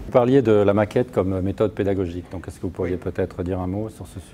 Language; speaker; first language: French; native; French